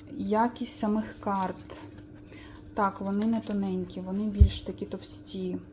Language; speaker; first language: Ukrainian; native; Ukrainian